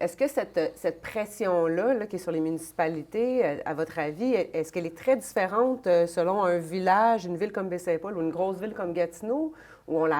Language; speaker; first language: French; native; French